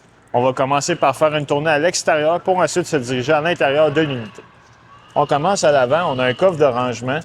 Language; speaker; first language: French; native; French